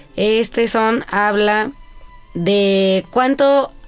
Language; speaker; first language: Spanish; native; Spanish